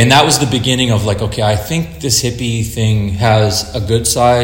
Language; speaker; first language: English; native; English